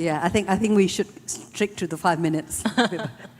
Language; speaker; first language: English; non-native, fluent; Indonesian